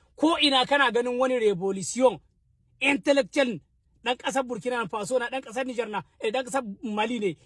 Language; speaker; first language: Hausa; native; Hausa